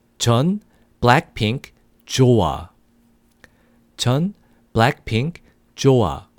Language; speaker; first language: Korean; non-native, fluent; English